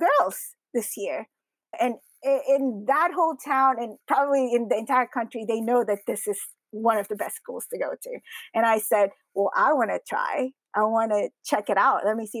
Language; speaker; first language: English; non-native, local second language; Filipino